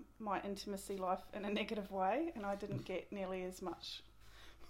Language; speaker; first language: English; native; English